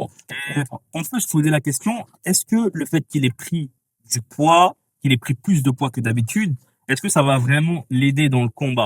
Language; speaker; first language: French; native; French